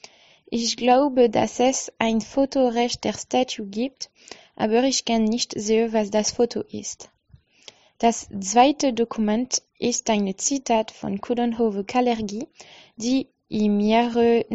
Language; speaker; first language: German; non-native, learner; French